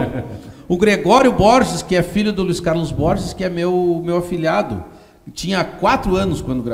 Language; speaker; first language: Portuguese; native; Portuguese